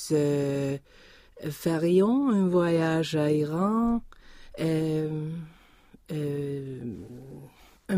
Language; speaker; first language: French; non-native, learner; Swedish